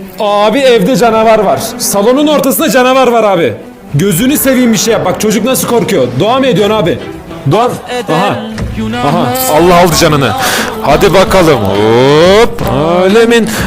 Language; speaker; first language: Turkish; native; Turkish